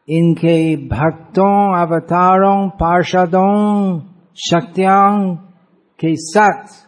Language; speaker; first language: Hindi; non-native, fluent; English